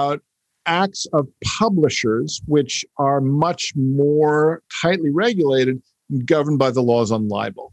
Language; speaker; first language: English; native; English